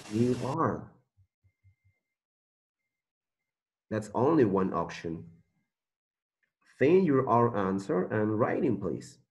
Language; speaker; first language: English; non-native, learner; Spanish